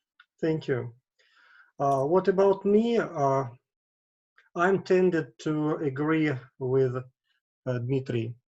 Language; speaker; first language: English; non-native, fluent; Russian